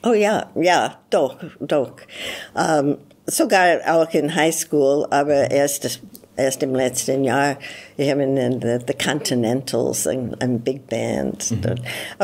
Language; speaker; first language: German; non-native, fluent; English